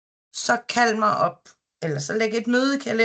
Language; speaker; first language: Danish; native; Danish